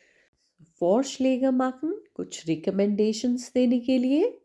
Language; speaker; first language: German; non-native, fluent; Hindi